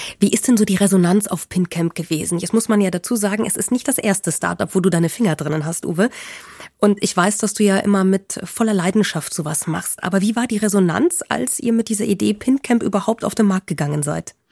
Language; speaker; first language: German; native; German